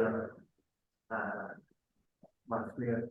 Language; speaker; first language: English; non-native, fluent; Indonesian